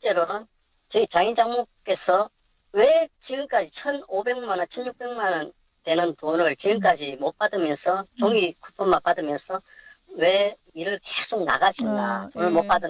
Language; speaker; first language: Korean; native; Korean